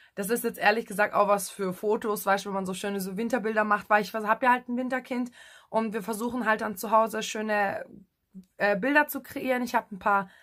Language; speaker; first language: German; native; German